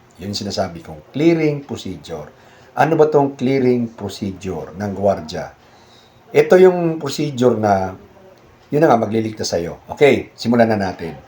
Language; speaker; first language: Filipino; native; Filipino